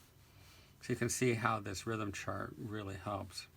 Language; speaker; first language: English; native; English